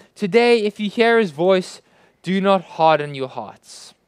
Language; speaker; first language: English; native; English